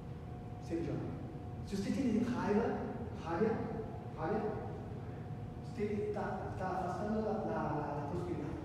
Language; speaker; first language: Spanish; non-native, learner; Portuguese